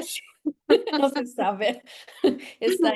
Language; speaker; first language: Spanish; non-native, fluent; Italian